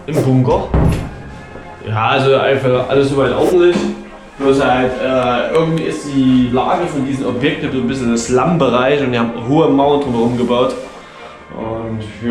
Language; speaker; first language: German; native; German